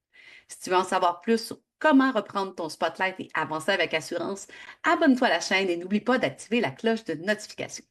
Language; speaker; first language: French; native; French